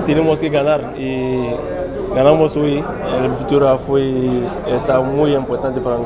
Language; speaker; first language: Spanish; non-native, learner; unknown